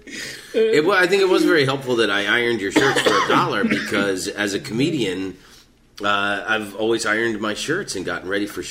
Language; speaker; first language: English; native; English